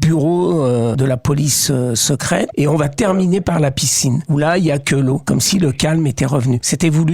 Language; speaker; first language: French; native; French